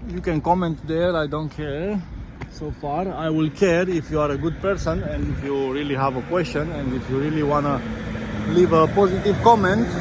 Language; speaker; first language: English; non-native, fluent; Romanian